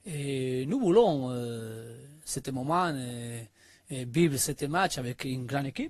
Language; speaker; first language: French; non-native, learner; Spanish